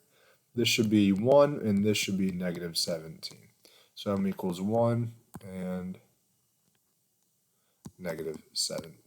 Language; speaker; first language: English; native; English